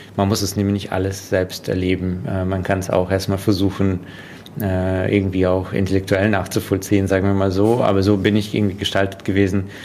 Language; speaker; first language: German; non-native, fluent; Russian